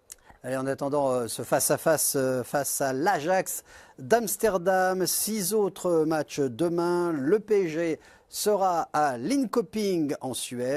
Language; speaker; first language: French; native; French